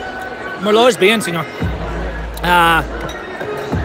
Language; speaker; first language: Spanish; non-native, learner; English